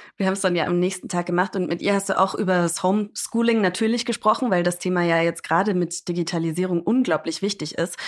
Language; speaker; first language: German; early bilingual, other home language; English